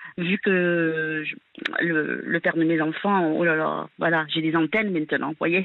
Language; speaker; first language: French; native; French